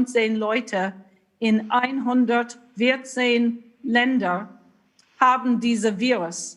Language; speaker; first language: German; non-native, fluent; English